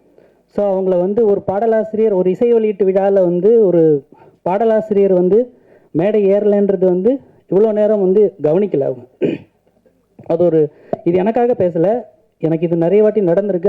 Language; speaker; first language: Tamil; native; Tamil